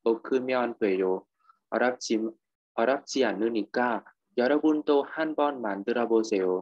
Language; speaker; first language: Korean; non-native, fluent; Vietnamese